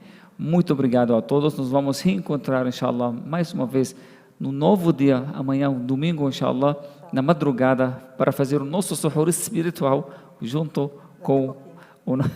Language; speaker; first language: Portuguese; non-native, fluent; Arabic